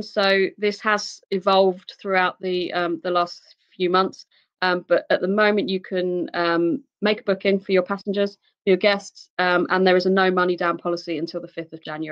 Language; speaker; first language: English; native; English